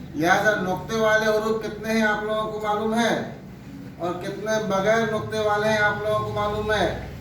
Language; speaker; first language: Hindi; non-native, local second language; Urdu